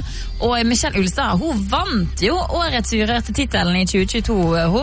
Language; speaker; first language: Norwegian; native; Norwegian